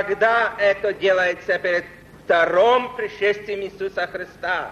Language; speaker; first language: Russian; non-native, fluent; Polish